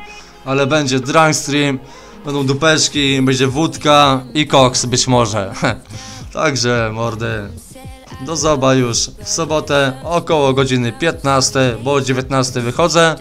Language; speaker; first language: Polish; native; Polish